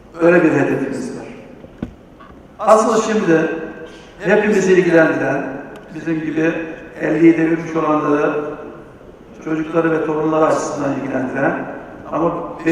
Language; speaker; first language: Turkish; native; Turkish